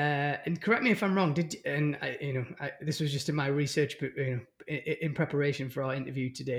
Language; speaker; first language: English; native; English